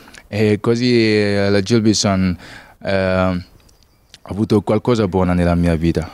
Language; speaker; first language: Italian; non-native, learner; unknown